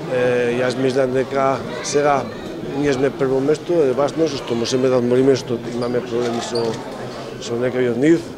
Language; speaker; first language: Macedonian; non-native, fluent; Spanish